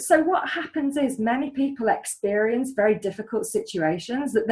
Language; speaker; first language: English; native; English